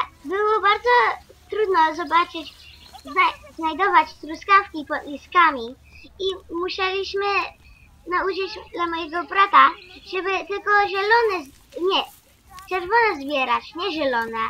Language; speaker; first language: Polish; early bilingual, heritage; Polish